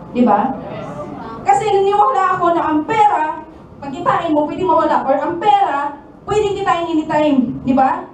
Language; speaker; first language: Filipino; non-native, local second language; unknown